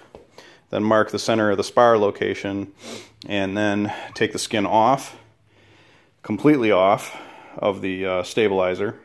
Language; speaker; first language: English; native; English